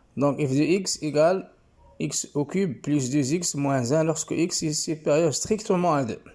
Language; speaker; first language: French; non-native, local second language; Arabic